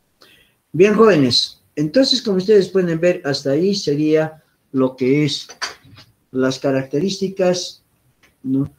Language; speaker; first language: Spanish; native; Spanish